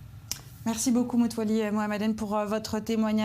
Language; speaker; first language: French; native; French